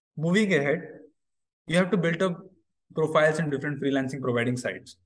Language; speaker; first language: English; non-native, local second language; Odia